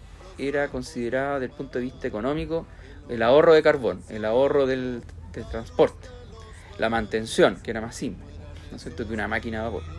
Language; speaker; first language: Spanish; native; Spanish